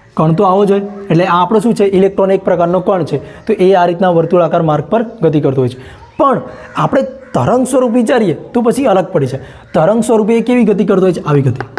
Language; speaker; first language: Gujarati; native; Gujarati